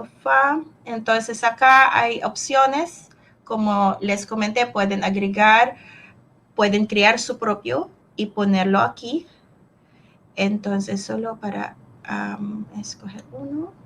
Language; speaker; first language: Spanish; non-native, fluent; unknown